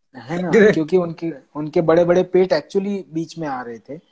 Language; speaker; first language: Hindi; non-native, local second language; Gujarati